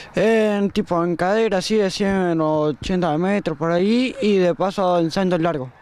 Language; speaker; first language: Spanish; native; Spanish